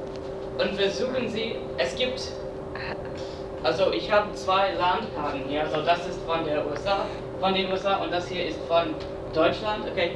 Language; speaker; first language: German; non-native, fluent; English